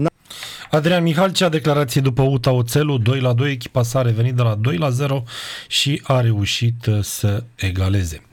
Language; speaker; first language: Romanian; native; Romanian